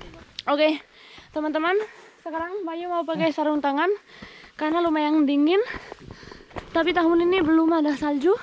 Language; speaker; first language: Indonesian; non-native, fluent; Spanish